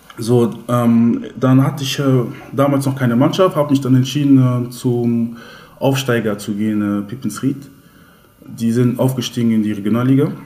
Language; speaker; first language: German; early bilingual, other home language; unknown